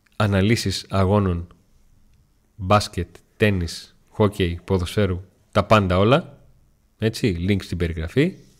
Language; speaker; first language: Greek; native; Greek